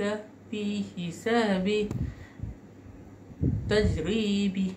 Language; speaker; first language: Arabic; non-native, learner; Malay